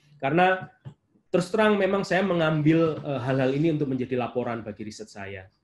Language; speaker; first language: Indonesian; native; Indonesian